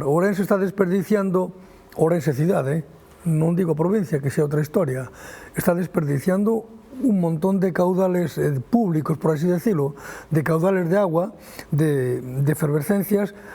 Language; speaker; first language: Galician; native; Galician